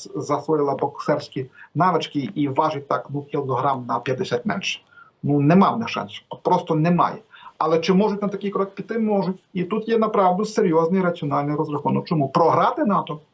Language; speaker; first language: Ukrainian; native; Ukrainian